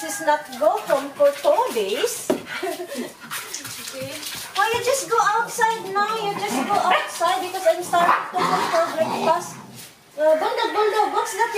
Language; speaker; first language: English; non-native, learner; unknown